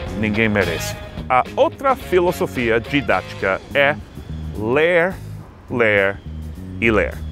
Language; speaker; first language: Portuguese; non-native, fluent; English